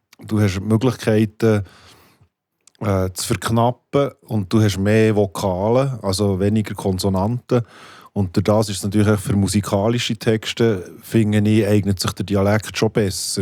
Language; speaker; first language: German; native; German